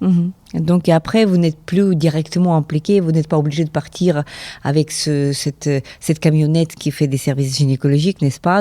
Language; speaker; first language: French; non-native, fluent; Ukrainian